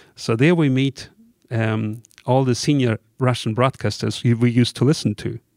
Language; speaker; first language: English; non-native, fluent; Russian